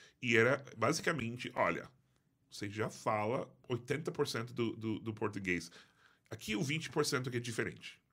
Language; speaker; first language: Portuguese; non-native, fluent; English